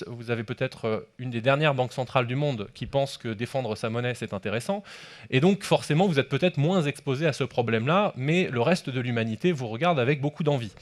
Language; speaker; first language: French; native; French